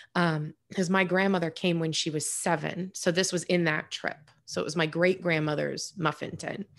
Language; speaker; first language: English; native; English